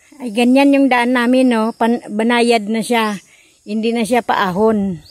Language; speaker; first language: Filipino; non-native, local second language; Cebuano